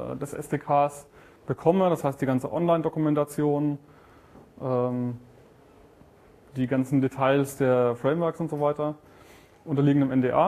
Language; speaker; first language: German; native; German